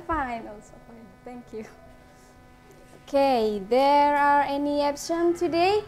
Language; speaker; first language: English; non-native, learner; Indonesian